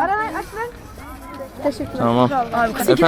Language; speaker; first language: Turkish; native; Turkish